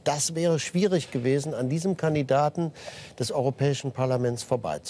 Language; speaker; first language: German; native; German